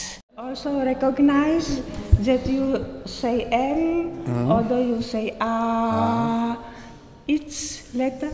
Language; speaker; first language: English; non-native, learner; Czech